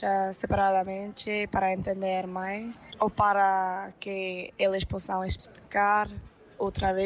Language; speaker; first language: Portuguese; non-native, fluent; English